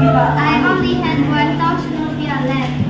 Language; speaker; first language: English; non-native, learner; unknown